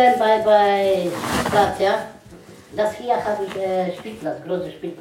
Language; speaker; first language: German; non-native, learner; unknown